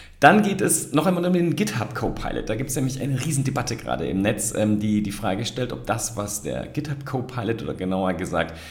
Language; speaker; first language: German; native; German